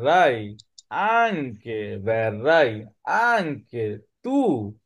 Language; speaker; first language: Italian; non-native, learner; Bangla